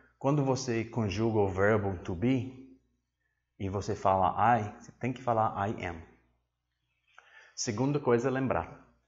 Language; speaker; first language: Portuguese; non-native, fluent; English